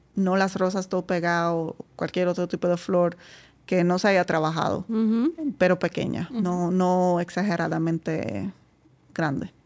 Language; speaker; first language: Spanish; non-native, fluent; Dutch